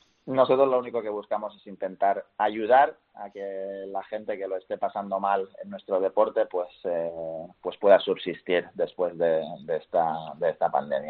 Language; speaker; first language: Spanish; native; Spanish